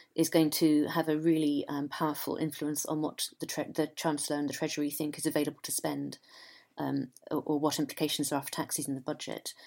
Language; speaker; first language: English; native; English